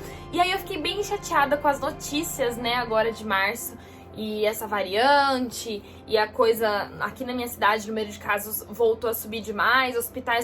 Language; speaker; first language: Portuguese; native; Portuguese